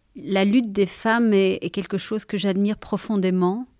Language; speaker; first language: French; native; French